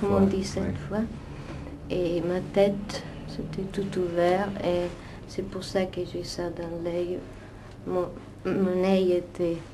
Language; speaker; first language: French; non-native, fluent; Italian